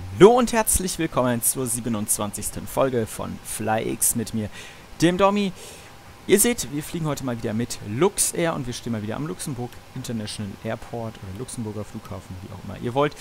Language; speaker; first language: German; native; German